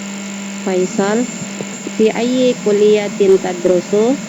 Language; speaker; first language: Arabic; non-native, learner; Indonesian